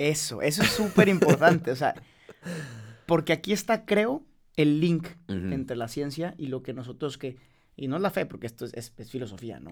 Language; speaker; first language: Spanish; native; Spanish